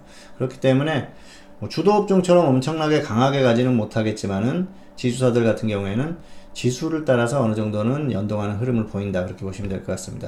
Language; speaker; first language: Korean; native; Korean